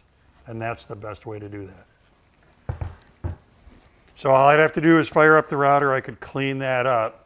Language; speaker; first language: English; native; English